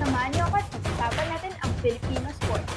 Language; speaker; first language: Filipino; native; Filipino